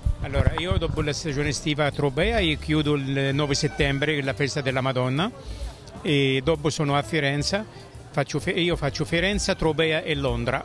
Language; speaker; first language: Italian; non-native, fluent; Arabic